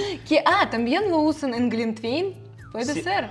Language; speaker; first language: Spanish; non-native, fluent; Russian